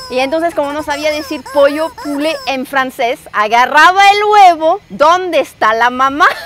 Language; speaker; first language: Spanish; non-native, fluent; French